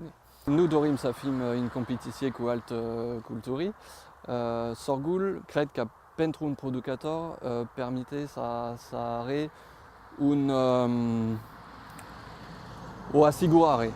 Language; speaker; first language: Romanian; non-native, fluent; French